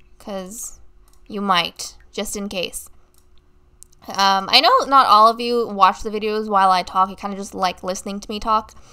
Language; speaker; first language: English; native; English